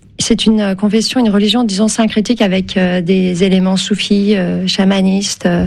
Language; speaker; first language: French; early bilingual, other home language; Turkish